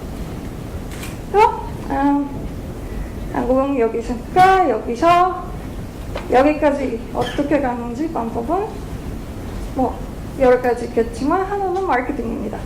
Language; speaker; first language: Korean; non-native, fluent; Bulgarian